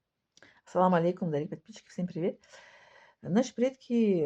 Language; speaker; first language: Russian; non-native, local second language; Tajik